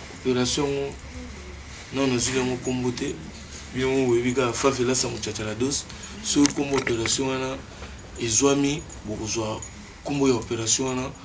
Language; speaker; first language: Lingala; native; Lingala